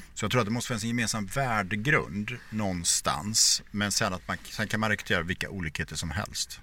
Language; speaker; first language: Swedish; native; Swedish